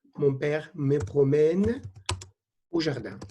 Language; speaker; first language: French; non-native, fluent; Arabic